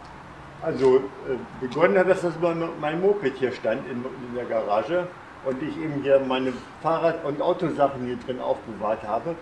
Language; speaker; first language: German; native; German